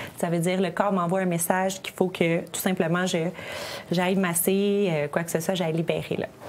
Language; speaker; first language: French; native; French